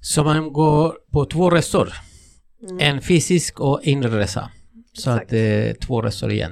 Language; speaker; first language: Swedish; non-native, fluent; Spanish